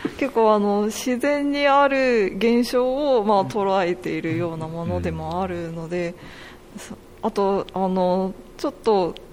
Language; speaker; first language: Japanese; native; Japanese